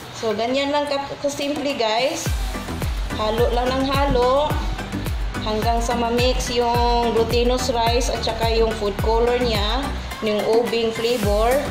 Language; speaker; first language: Filipino; non-native, local second language; Cebuano